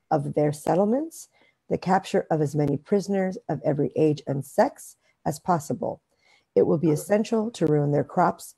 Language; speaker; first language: English; native; English